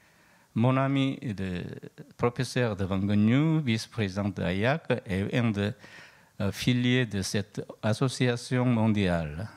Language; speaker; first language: French; non-native, learner; Korean